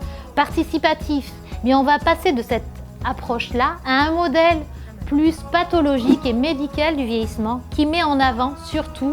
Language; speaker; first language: French; native; French